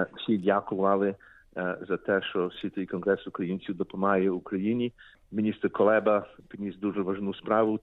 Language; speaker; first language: Ukrainian; early bilingual, heritage; Ukrainian